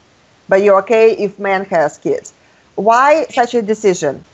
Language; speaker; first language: English; non-native, fluent; Russian